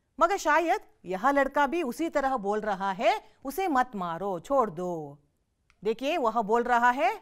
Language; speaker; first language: Hindi; non-native, local second language; Kannada